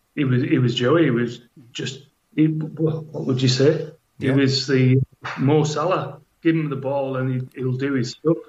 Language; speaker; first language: English; native; English